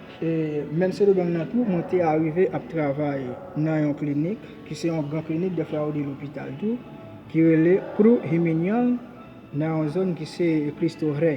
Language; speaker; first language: French; non-native, learner; Haitian Creole